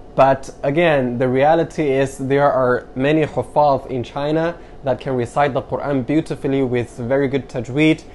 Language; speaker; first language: English; non-native, fluent; Chinese